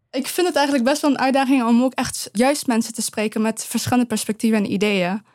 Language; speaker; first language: Dutch; early bilingual, other home language; Persian